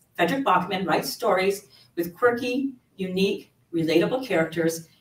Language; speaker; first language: English; native; English